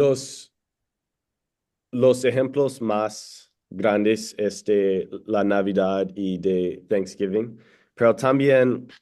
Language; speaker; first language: Spanish; non-native, learner; English